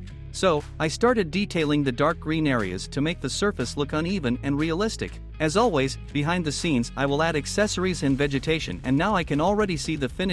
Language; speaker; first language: English; non-native, fluent; Russian